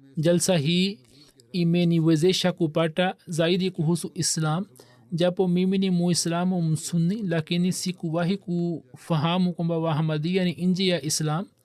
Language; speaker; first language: Swahili; native; Swahili